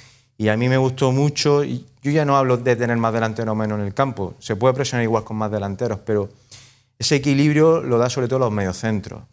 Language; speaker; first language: Spanish; native; Spanish